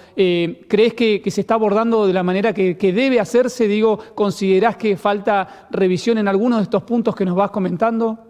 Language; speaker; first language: Spanish; native; Spanish